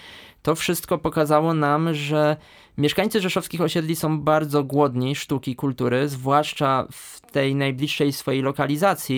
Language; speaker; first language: Polish; native; Polish